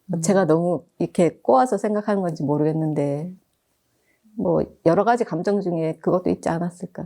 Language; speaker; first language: Korean; native; Korean